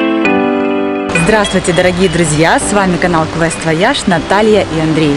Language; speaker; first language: Russian; native; Russian